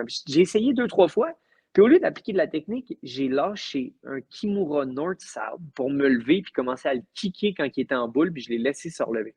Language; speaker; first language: French; native; French